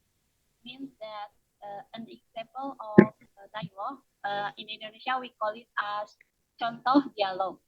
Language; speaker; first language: English; non-native, learner; Indonesian